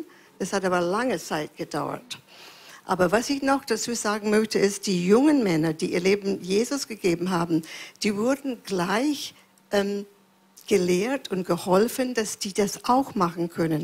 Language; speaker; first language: German; non-native, fluent; English